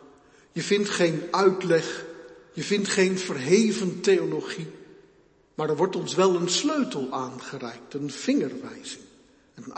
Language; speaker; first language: Dutch; native; Dutch